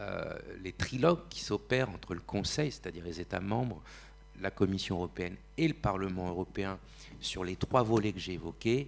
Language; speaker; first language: French; native; French